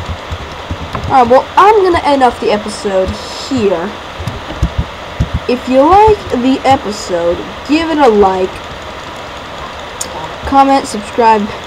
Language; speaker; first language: English; native; English